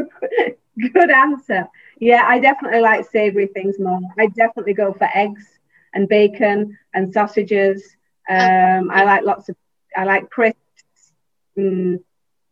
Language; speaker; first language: English; native; English